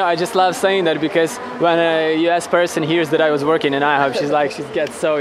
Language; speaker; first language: English; non-native, fluent; Ukrainian